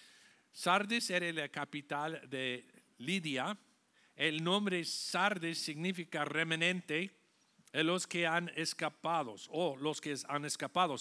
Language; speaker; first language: Spanish; non-native, fluent; English